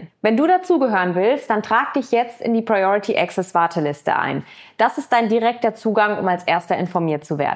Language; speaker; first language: German; native; German